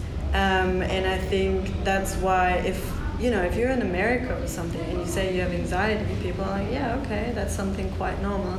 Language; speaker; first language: English; non-native, fluent; German